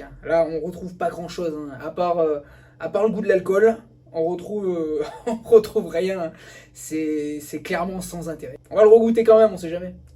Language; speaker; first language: French; native; French